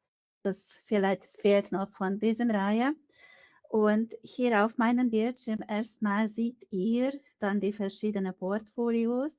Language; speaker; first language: German; non-native, fluent; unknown